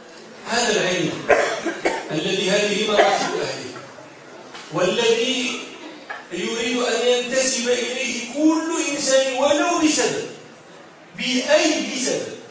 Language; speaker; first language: Arabic; native; Arabic